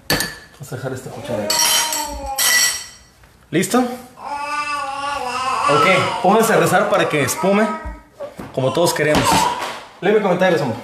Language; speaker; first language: Spanish; native; Spanish